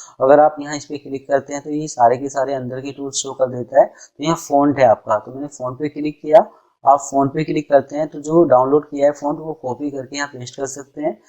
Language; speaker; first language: Hindi; native; Hindi